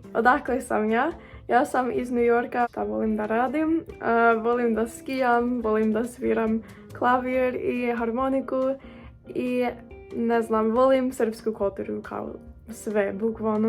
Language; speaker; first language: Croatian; non-native, learner; English